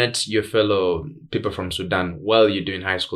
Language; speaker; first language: English; non-native, local second language; Swahili